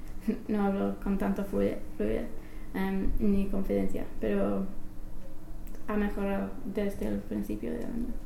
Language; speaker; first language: Spanish; non-native, learner; English